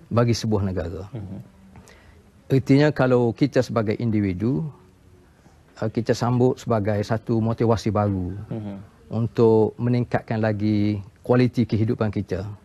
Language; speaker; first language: Malay; native; Malay